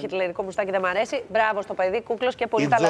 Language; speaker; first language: Greek; native; Greek